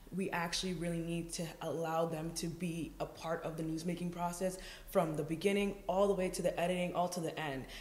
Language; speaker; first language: English; native; English